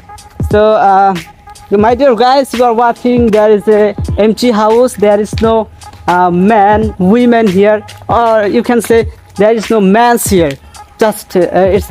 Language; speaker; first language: English; non-native, learner; Bangla